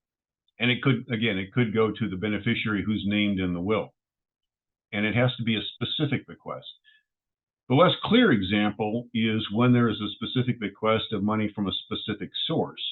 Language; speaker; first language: English; native; English